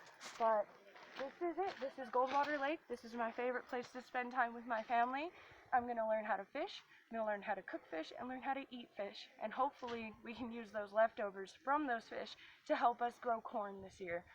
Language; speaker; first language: English; native; English